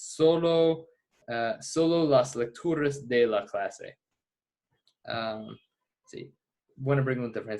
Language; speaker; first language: Spanish; non-native, fluent; English